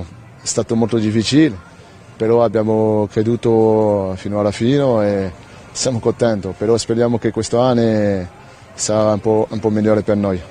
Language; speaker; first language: Italian; non-native, learner; French